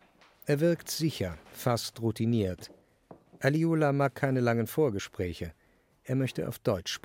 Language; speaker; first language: German; native; German